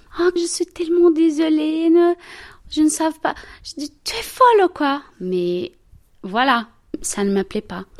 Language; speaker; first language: French; non-native, learner; Portuguese